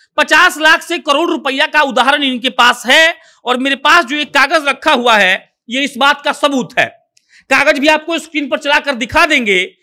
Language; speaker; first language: Hindi; native; Hindi